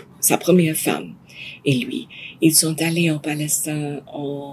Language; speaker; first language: French; non-native, fluent; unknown